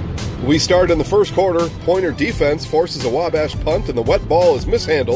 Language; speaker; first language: English; native; English